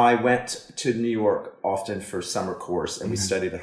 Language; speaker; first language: English; native; English